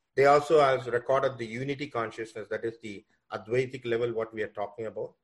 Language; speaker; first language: English; non-native, local second language; Tamil